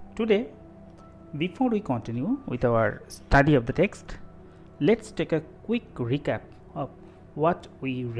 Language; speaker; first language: English; non-native, local second language; Bangla